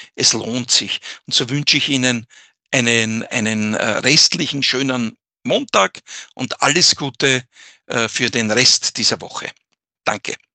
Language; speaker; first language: German; native; German